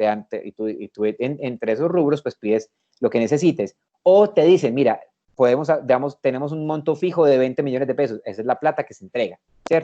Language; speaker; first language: Spanish; native; Spanish